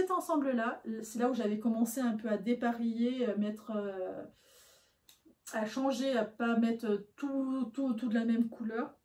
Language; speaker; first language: French; native; French